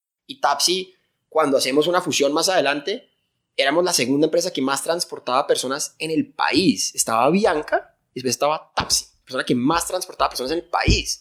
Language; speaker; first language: Spanish; native; Spanish